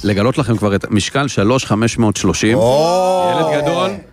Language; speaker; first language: Hebrew; native; Hebrew